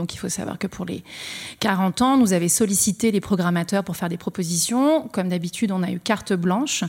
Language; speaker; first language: French; native; French